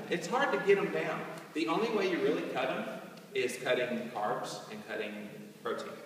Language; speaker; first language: English; native; English